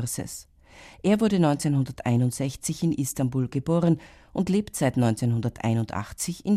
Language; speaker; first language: German; native; German